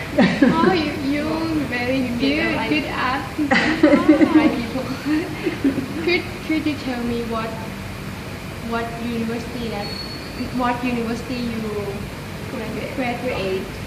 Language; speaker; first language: English; non-native, learner; Thai